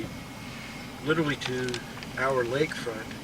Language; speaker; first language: English; native; English